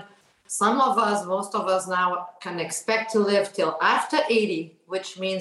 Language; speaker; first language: English; non-native, fluent; Portuguese